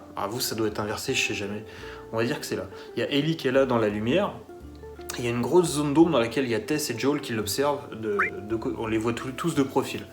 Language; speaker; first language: French; native; French